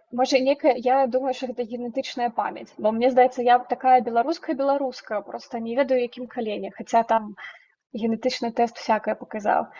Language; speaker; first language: Belarusian; non-native, local second language; Russian